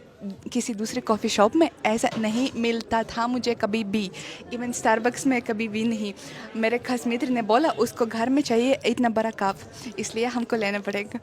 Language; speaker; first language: Hindi; non-native, fluent; Russian